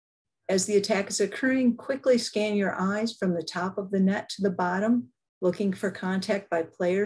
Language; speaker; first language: English; native; English